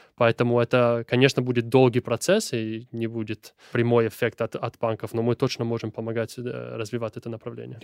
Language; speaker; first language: Russian; non-native, fluent; Italian